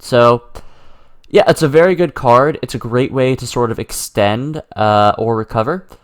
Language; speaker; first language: English; native; English